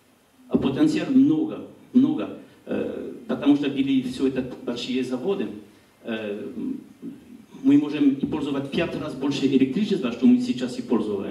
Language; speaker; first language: Russian; non-native, learner; French